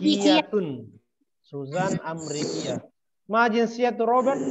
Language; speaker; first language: Arabic; non-native, fluent; Indonesian